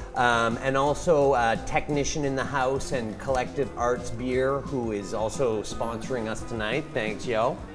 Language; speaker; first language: English; native; English